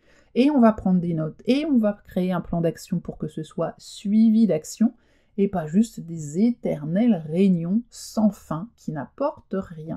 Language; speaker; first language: French; native; French